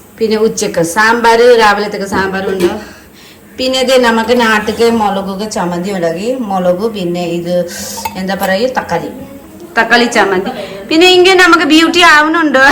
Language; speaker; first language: Malayalam; non-native, fluent; Nepali